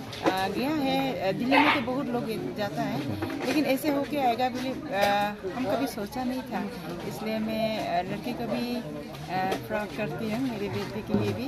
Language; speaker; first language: Hindi; non-native, local second language; Garo